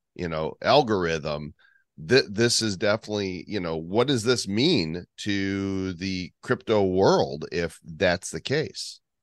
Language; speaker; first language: English; native; English